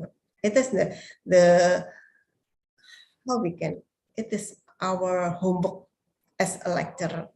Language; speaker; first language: English; non-native, learner; Indonesian